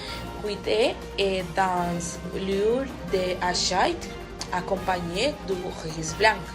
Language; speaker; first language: French; non-native, learner; Spanish